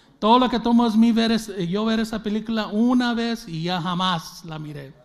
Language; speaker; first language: Spanish; early bilingual, heritage; Spanish